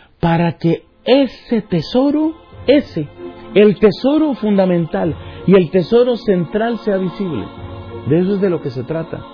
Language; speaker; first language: Spanish; native; Spanish